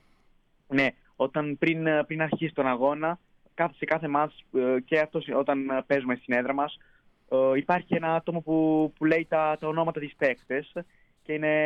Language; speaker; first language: Greek; early bilingual, heritage; Greek